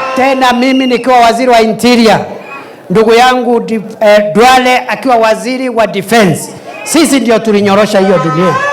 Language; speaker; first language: Swahili; non-native, local second language; Meru